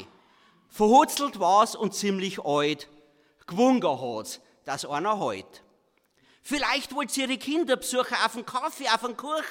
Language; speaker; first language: German; native; German